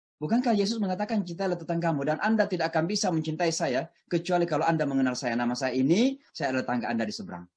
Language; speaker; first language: Indonesian; non-native, local second language; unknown